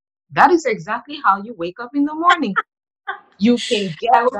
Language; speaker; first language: English; non-native, local second language; French